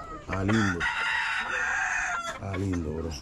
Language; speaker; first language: Spanish; non-native, fluent; English